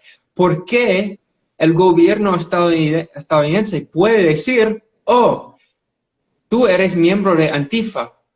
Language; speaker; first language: Spanish; non-native, fluent; English